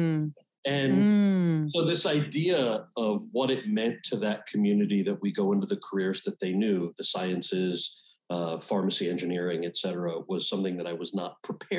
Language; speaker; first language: English; native; English